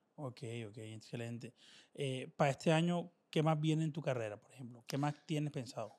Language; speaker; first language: Spanish; native; Spanish